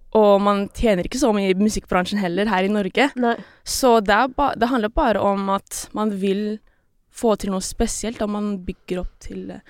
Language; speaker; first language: Norwegian; non-native, local second language; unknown